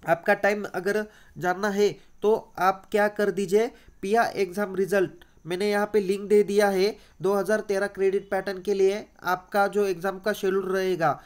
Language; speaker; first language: Hindi; non-native, local second language; Marathi